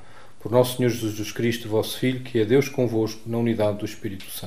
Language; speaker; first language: Portuguese; native; Portuguese